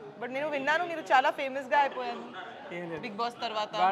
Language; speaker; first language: Telugu; non-native, local second language; Bangla